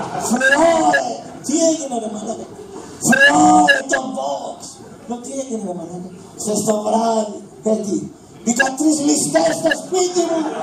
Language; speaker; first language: Greek; native; Greek